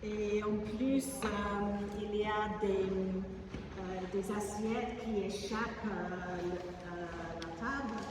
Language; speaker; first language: French; non-native, fluent; English